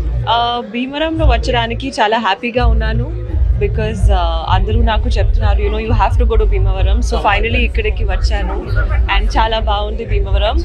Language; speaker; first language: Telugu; non-native, learner; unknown